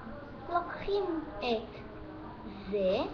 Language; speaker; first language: Hebrew; early bilingual, other home language; Russian